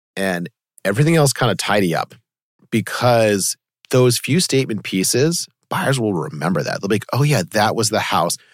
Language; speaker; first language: English; native; English